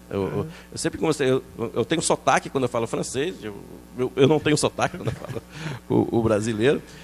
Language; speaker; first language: Portuguese; early bilingual, other home language; French